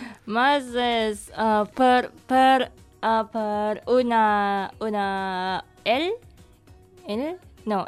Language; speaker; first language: Catalan; non-native, learner; Indonesian